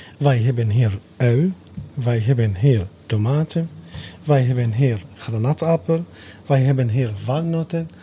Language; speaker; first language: Dutch; non-native, learner; Arabic